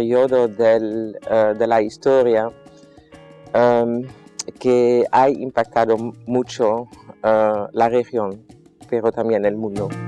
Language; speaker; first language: Spanish; non-native, fluent; Dutch